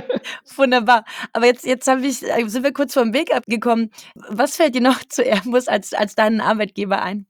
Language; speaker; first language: German; native; German